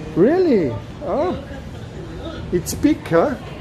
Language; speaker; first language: English; non-native, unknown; German